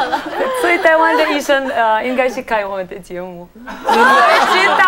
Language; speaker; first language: Chinese; non-native, learner; Russian